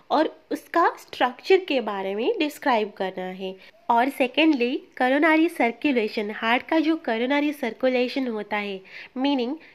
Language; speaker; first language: Hindi; non-native, local second language; Bangla